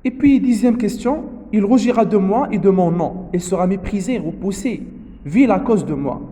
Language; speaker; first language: French; non-native, local second language; Arabic